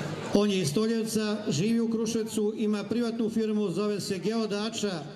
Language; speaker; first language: Bosnian; native; Bosnian